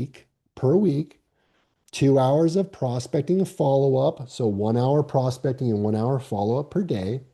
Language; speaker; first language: English; native; English